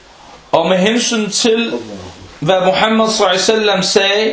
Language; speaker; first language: Danish; non-native, fluent; Arabic